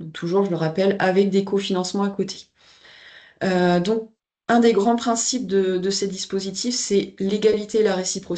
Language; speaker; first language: French; native; French